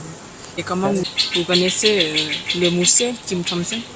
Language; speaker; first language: French; non-native, learner; Thai